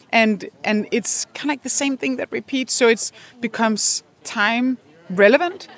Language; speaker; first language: English; non-native, fluent; Danish